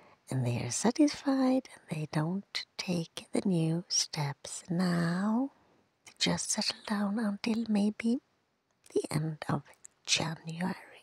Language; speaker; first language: English; non-native, fluent; Swedish